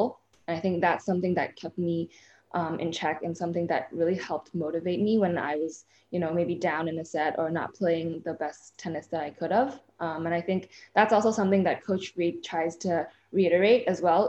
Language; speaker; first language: English; non-native, local second language; Cantonese